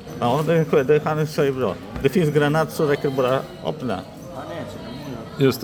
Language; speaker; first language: Swedish; non-native, learner; Polish